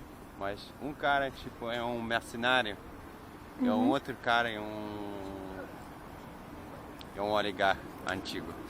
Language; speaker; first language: Portuguese; non-native, fluent; Russian